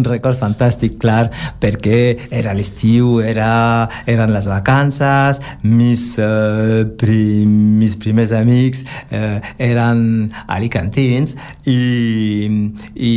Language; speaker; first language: Catalan; non-native, learner; French